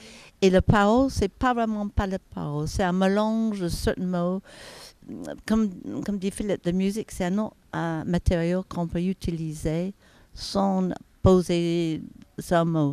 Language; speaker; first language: French; non-native, fluent; English